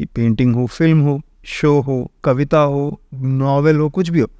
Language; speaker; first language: Hindi; native; Hindi